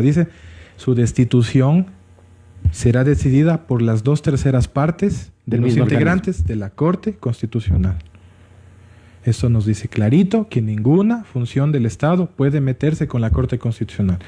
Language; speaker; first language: Spanish; native; Spanish